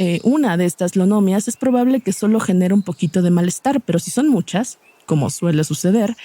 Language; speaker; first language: Spanish; native; Spanish